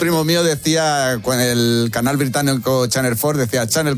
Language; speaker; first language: Spanish; native; Spanish